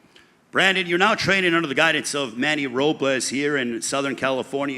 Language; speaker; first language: English; native; English